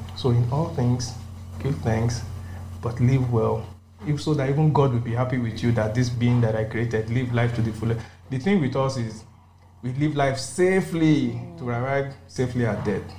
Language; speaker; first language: English; non-native, local second language; Yoruba